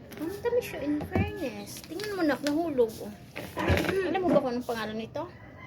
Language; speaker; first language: Filipino; non-native, local second language; Cebuano